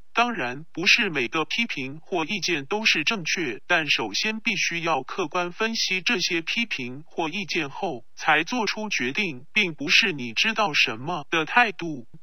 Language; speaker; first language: Chinese; non-native, local second language; Cantonese